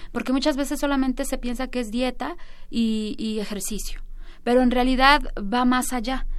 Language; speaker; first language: Spanish; native; Spanish